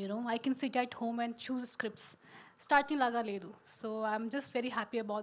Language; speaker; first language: Telugu; non-native, learner; Hindi